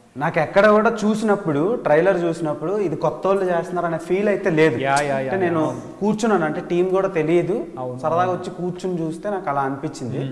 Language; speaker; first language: Telugu; native; Telugu